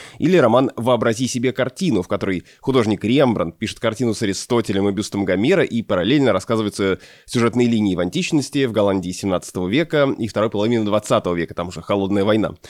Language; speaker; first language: Russian; native; Russian